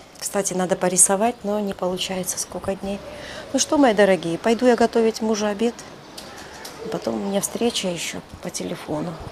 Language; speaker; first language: Russian; non-native, local second language; Georgian